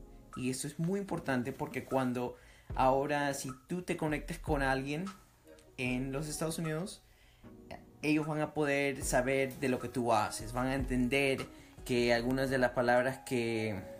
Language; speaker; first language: Spanish; early bilingual, heritage; Spanish